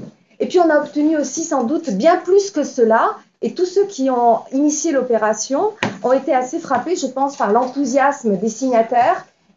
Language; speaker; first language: French; native; French